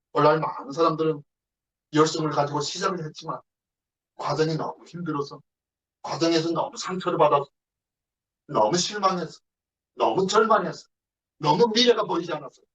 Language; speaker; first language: Korean; native; Korean